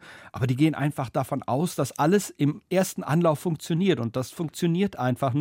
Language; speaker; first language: German; native; German